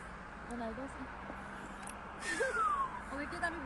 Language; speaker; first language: Spanish; non-native, learner; Filipino